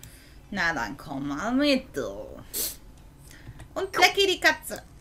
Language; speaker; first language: German; native; German